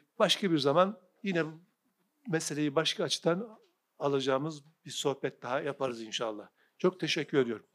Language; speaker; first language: Turkish; native; Turkish